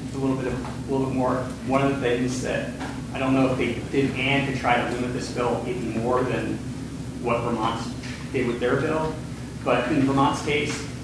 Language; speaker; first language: English; native; English